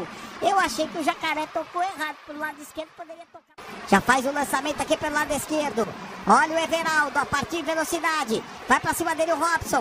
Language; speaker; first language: Portuguese; native; Portuguese